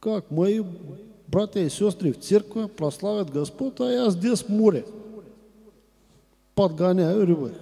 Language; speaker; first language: Russian; non-native, learner; Bulgarian